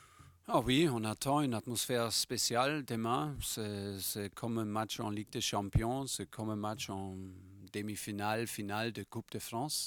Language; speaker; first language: French; non-native, fluent; German